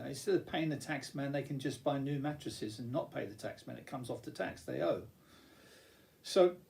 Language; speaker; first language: English; native; English